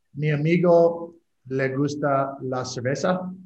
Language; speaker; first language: Spanish; non-native, learner; English